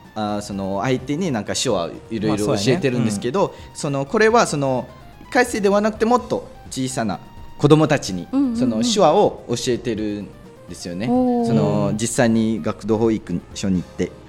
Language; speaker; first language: Japanese; non-native, fluent; Malay